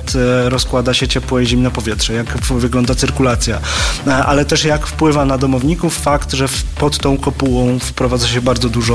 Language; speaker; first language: Polish; native; Polish